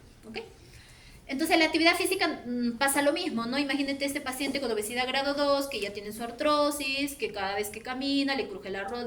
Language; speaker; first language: Spanish; native; Spanish